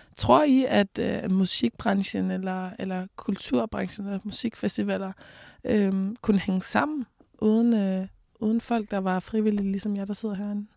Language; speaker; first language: Danish; native; Danish